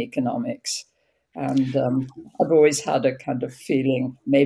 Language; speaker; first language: English; native; English